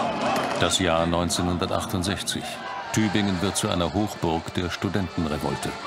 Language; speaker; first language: German; native; German